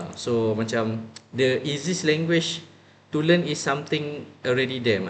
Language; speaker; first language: English; non-native, local second language; Malay